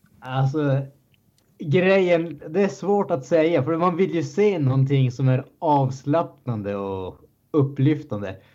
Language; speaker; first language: Swedish; native; Swedish